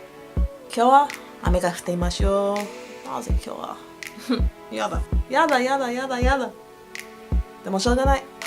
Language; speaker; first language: Japanese; non-native, learner; English